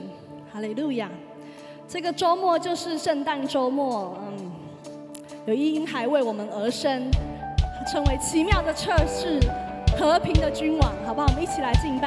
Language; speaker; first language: Chinese; native; Chinese